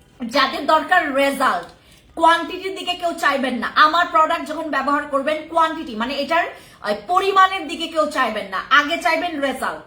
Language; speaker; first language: Bangla; non-native, local second language; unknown